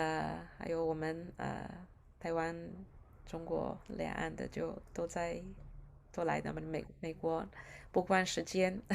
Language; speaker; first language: Chinese; non-native, fluent; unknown